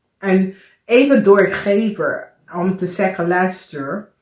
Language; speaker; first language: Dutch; non-native, learner; English